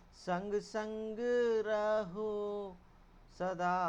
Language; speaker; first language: Hindi; non-native, local second language; Telugu